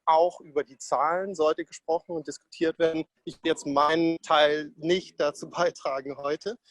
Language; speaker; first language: German; non-native, fluent; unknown